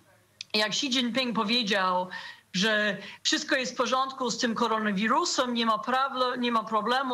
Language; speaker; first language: Polish; non-native, fluent; English